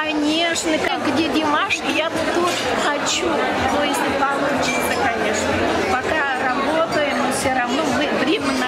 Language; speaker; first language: Russian; non-native, local second language; Kazakh